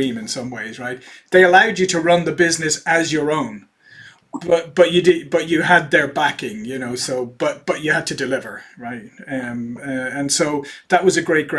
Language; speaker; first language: English; native; English